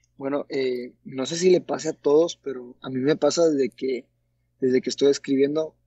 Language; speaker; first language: Spanish; early bilingual, heritage; Spanish